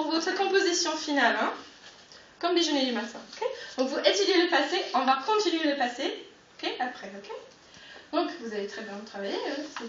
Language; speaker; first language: French; non-native, fluent; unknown